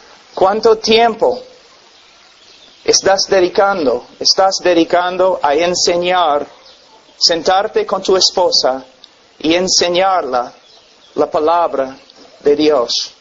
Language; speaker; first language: Spanish; non-native, fluent; English